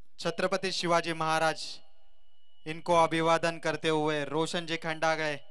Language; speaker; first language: Hindi; non-native, local second language; Marathi